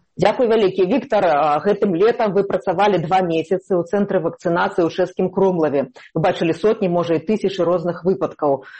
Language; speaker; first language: Belarusian; native; Belarusian